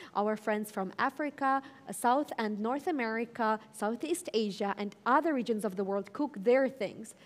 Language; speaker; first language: English; early bilingual, other home language; Russian